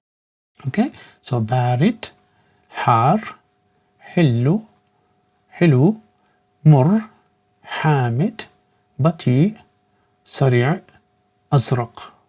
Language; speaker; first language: Arabic; non-native, fluent; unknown